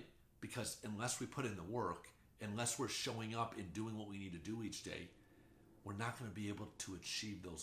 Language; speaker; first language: English; native; English